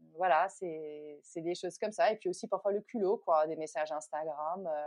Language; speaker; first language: French; non-native, fluent; Dutch